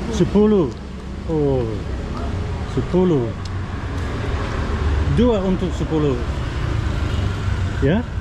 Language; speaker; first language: Indonesian; non-native, learner; English